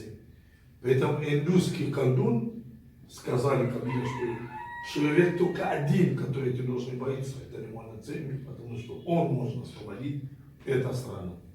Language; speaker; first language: Russian; non-native, fluent; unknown